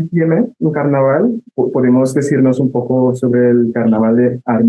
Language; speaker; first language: Spanish; non-native, fluent; English